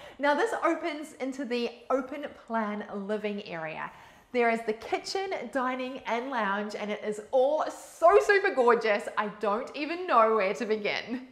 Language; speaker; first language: English; native; English